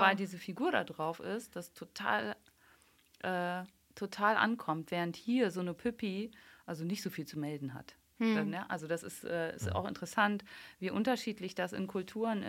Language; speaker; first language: German; native; German